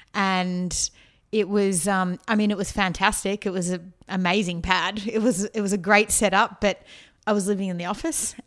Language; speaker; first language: English; native; English